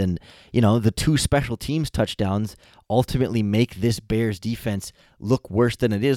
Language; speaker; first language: English; native; English